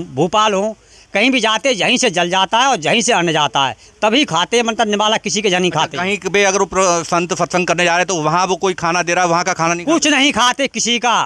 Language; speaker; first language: Hindi; native; Hindi